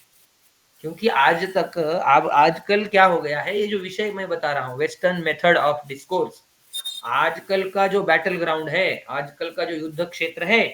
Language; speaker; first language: Hindi; native; Hindi